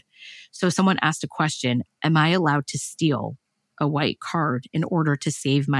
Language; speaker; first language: English; native; English